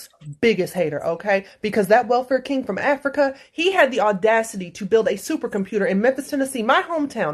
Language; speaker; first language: English; native; English